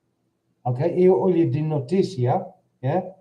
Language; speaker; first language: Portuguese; non-native, learner; English